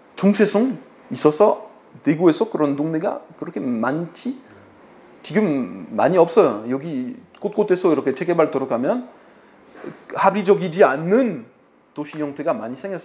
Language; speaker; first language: Korean; non-native, fluent; French